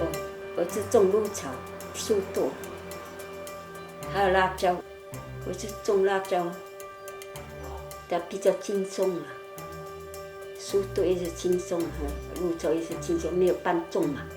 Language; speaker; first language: Chinese; non-native, local second language; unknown